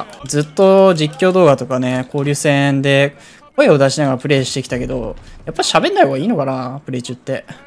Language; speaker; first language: Japanese; native; Japanese